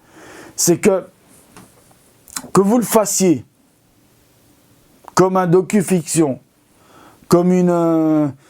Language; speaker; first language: French; native; French